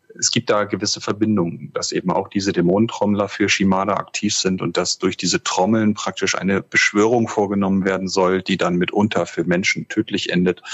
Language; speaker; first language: German; native; German